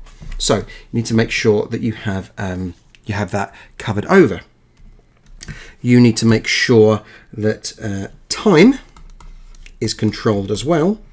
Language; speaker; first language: English; native; English